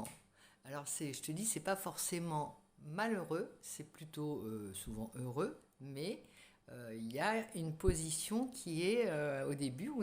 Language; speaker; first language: French; native; French